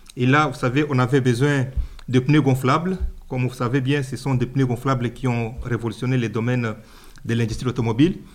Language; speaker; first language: French; non-native, local second language; Luba-Lulua